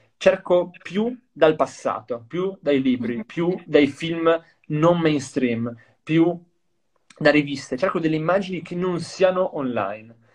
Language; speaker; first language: Italian; native; Italian